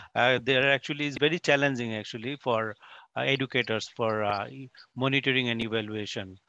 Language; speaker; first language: English; non-native, local second language; Bangla